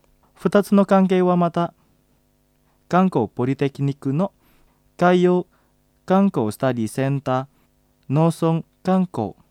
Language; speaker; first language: Japanese; non-native, fluent; Indonesian